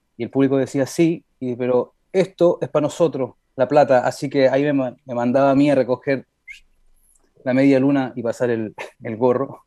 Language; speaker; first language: Spanish; early bilingual, heritage; Spanish